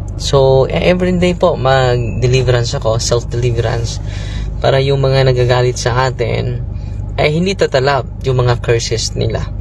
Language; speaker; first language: Filipino; non-native, local second language; Cebuano